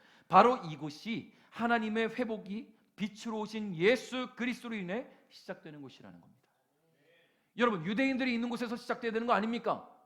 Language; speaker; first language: Korean; native; Korean